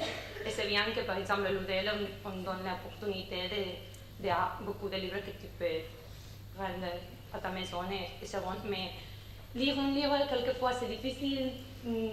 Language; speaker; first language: French; non-native, learner; Catalan